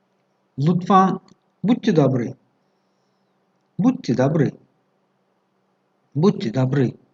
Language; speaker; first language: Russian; non-native, fluent; Tajik